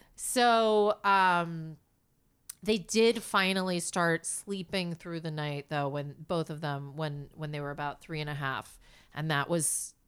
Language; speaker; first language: English; native; English